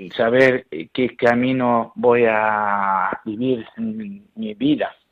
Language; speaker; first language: Spanish; non-native, learner; Arabic